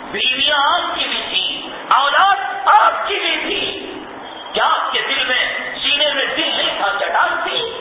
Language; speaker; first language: Urdu; native; Urdu